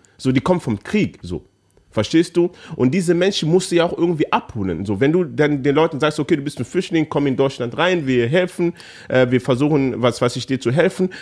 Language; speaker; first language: German; early bilingual, other home language; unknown